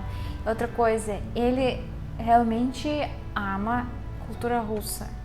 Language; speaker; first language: Portuguese; non-native, fluent; Russian